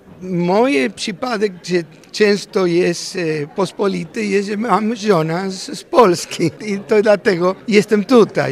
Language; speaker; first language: Polish; non-native, fluent; Spanish